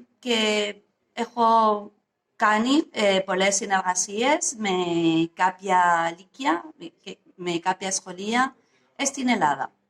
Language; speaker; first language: Greek; non-native, fluent; Spanish